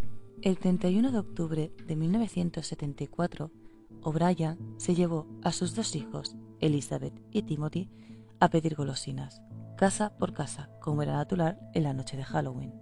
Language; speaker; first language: Spanish; native; Spanish